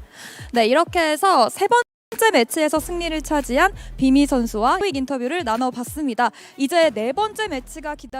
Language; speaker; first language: Korean; native; Korean